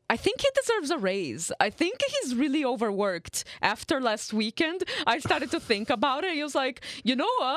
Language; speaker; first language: English; non-native, fluent; Portuguese